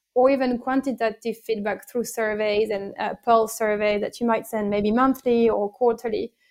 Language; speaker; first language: English; non-native, fluent; French